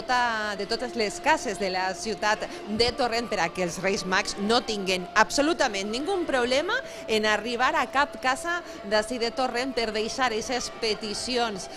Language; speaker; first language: Catalan; native; Catalan